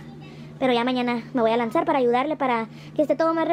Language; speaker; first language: Spanish; native; Spanish